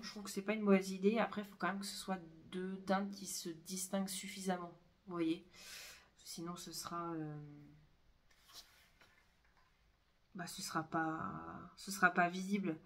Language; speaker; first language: French; native; French